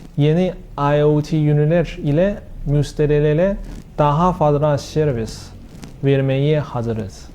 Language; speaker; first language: Turkish; non-native, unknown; Chinese